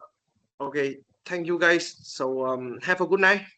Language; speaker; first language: English; non-native, learner; Vietnamese